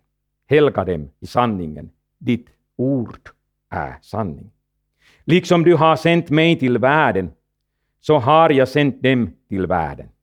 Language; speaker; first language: Swedish; non-native, fluent; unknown